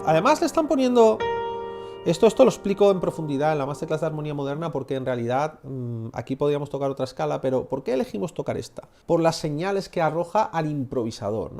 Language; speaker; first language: Spanish; native; Spanish